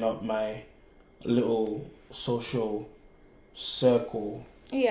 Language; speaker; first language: English; non-native, local second language; Yoruba